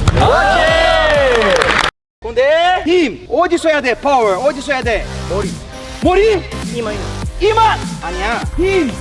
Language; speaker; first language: Korean; non-native, learner; Portuguese